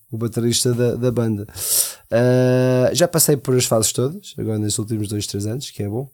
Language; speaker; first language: Portuguese; early bilingual, heritage; Portuguese